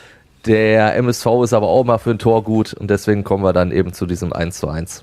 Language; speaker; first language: German; native; German